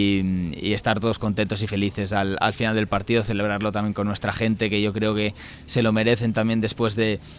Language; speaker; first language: Spanish; native; Spanish